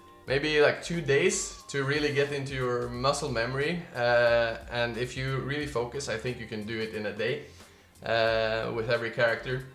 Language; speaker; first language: English; non-native, fluent; Norwegian